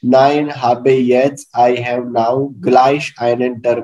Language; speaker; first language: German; non-native, learner; Hindi